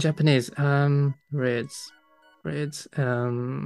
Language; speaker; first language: English; non-native, fluent; Japanese